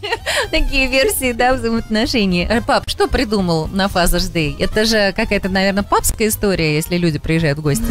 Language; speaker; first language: Russian; native; Russian